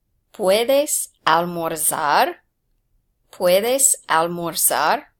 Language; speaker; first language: Spanish; non-native, fluent; English